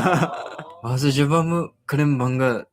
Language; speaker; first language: Indonesian; non-native, learner; Japanese